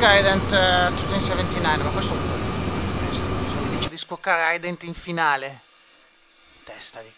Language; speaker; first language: Italian; native; Italian